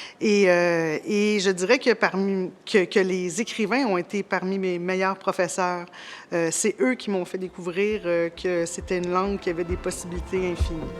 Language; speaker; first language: French; native; French